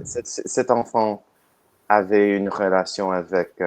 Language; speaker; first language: French; non-native, learner; English